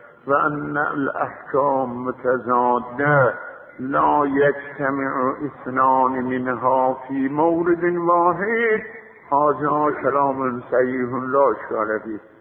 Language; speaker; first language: Arabic; non-native, fluent; Azerbaijani